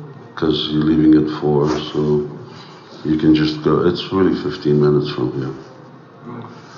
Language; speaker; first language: English; early bilingual, other home language; Hungarian